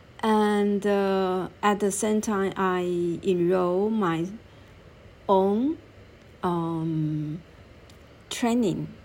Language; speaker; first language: English; non-native, learner; Chinese